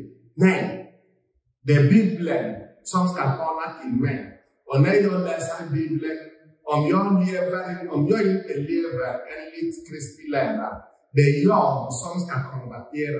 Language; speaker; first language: Swedish; non-native, fluent; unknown